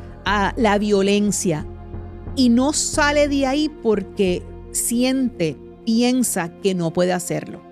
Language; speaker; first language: Spanish; native; Spanish